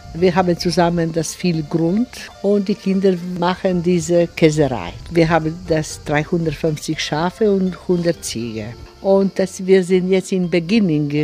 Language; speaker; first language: German; non-native, learner; Croatian